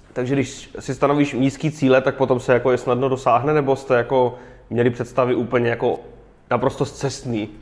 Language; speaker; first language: Czech; native; Czech